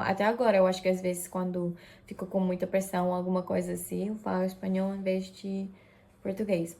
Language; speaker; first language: Portuguese; non-native, fluent; Japanese